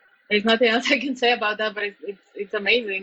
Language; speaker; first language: English; non-native, fluent; Spanish